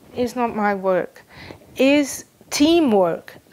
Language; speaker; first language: English; non-native, fluent; Portuguese